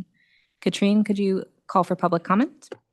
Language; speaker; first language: English; native; English